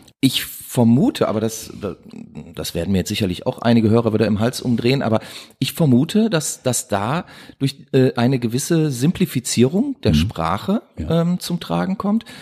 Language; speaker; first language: German; native; German